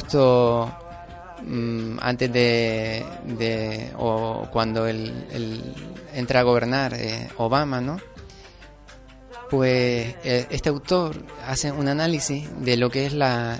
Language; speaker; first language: Spanish; native; Spanish